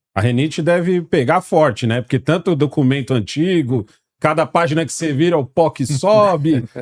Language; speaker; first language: Portuguese; native; Portuguese